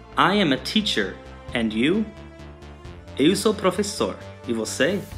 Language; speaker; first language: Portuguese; non-native, fluent; English